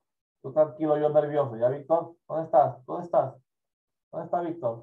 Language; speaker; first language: Spanish; native; Spanish